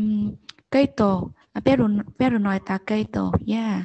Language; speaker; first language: Finnish; non-native, learner; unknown